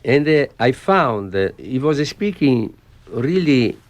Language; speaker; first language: English; non-native, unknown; Italian